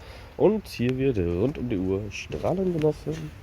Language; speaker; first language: German; native; German